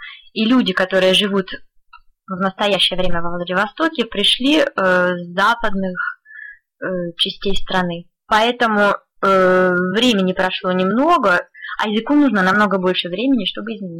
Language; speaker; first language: Russian; native; Russian